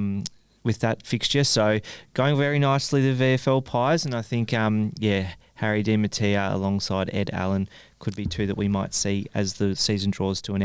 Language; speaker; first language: English; native; English